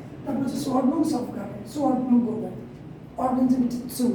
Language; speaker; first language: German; non-native, learner; Bangla